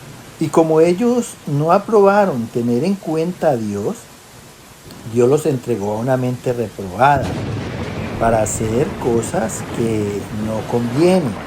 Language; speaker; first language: Spanish; native; Spanish